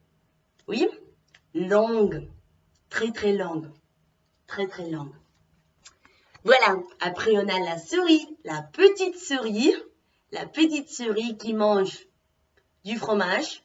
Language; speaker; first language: French; non-native, fluent; Spanish